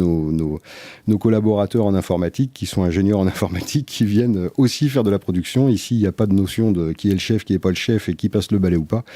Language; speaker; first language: French; native; French